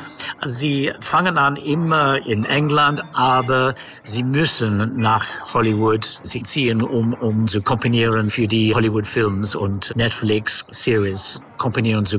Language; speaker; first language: German; non-native, fluent; English